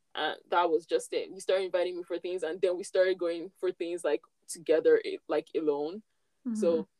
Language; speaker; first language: English; non-native, local second language; Yoruba